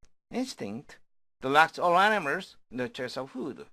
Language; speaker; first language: English; non-native, fluent; Korean